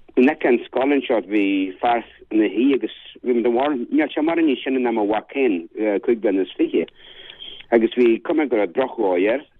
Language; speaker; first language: Irish; native; Irish